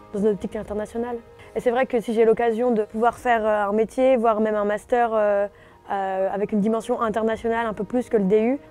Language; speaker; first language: French; native; French